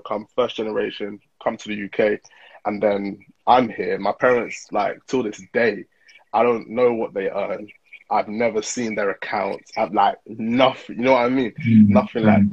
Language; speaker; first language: English; native; English